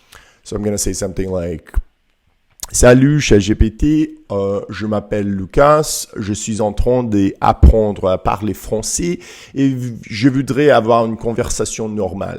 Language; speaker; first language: French; non-native, learner; Portuguese